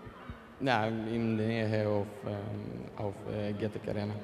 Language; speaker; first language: German; non-native, learner; Swedish